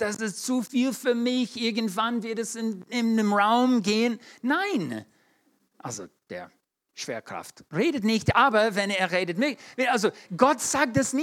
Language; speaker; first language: German; non-native, fluent; English